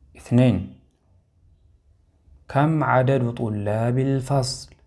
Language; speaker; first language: Arabic; non-native, fluent; Amharic